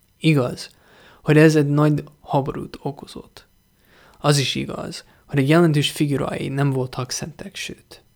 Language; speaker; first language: Hungarian; non-native, fluent; English